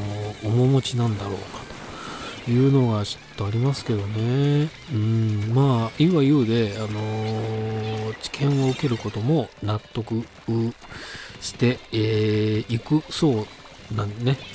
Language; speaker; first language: Japanese; native; Japanese